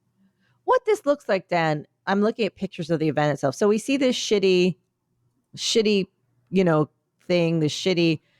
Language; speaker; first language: English; native; English